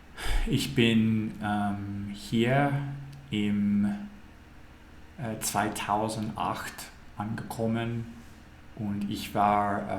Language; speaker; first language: German; non-native, learner; English